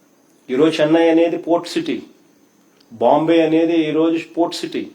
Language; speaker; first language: Telugu; native; Telugu